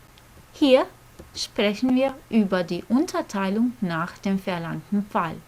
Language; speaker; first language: German; non-native, fluent; Croatian